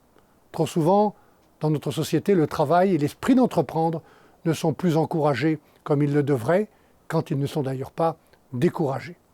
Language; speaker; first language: French; native; French